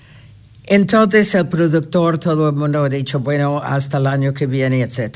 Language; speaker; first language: Spanish; non-native, fluent; English